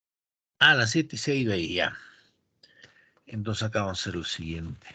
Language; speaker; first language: Spanish; native; Spanish